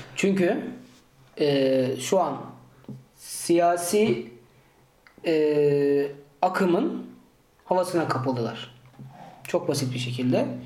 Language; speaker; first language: Turkish; early bilingual, heritage; Turkish